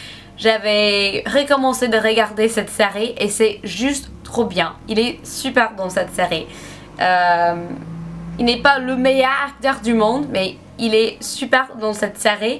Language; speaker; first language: French; non-native, learner; English